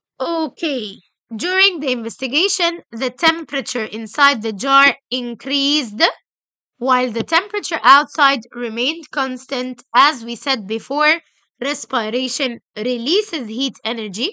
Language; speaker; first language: English; non-native, local second language; Arabic